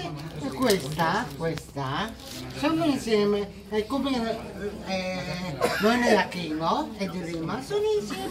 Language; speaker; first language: Italian; non-native, learner; Filipino